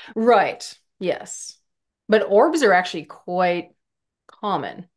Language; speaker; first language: English; native; English